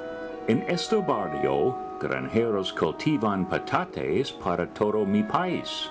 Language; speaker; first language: Spanish; non-native, learner; English